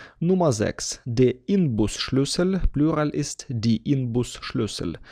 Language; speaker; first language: German; non-native, fluent; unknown